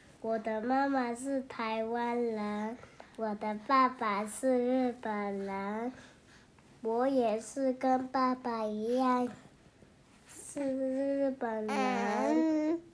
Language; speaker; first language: Chinese; early bilingual, heritage; Japanese